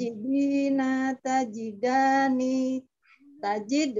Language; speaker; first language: Arabic; non-native, learner; Indonesian